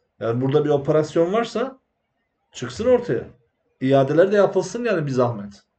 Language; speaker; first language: Turkish; native; Turkish